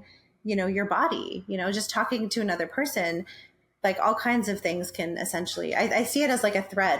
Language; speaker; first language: English; native; English